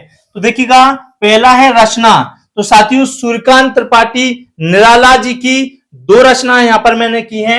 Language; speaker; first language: Hindi; native; Hindi